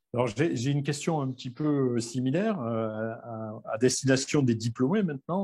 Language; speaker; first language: French; native; French